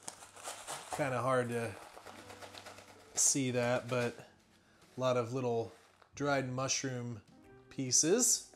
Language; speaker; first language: English; native; English